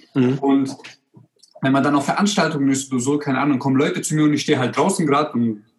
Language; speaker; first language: German; early bilingual, other home language; Croatian